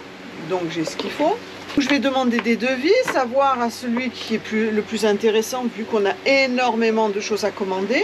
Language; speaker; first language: French; native; French